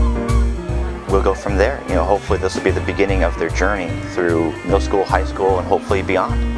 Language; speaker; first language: English; native; English